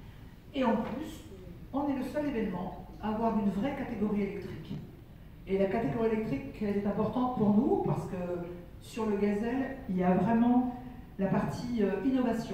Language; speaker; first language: French; native; French